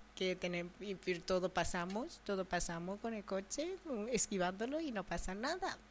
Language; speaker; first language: Spanish; non-native, fluent; Japanese